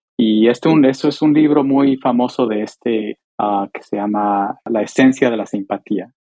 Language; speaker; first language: Spanish; early bilingual, heritage; Spanish